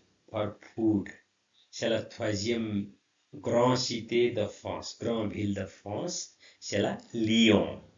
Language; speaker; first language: French; non-native, learner; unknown